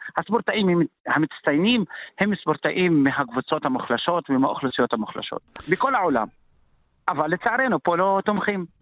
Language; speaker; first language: Hebrew; non-native, local second language; Arabic